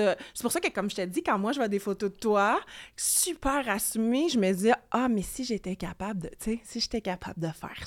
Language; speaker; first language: French; native; French